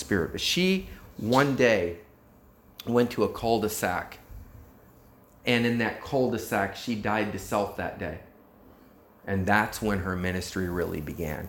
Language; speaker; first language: English; native; English